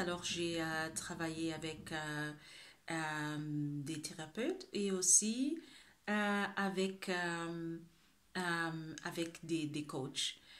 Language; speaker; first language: French; non-native, fluent; Spanish